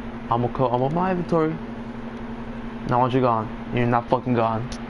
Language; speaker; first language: English; early bilingual, other home language; Spanish